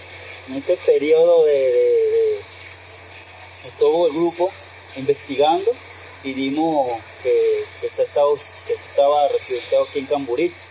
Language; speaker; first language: Spanish; native; Spanish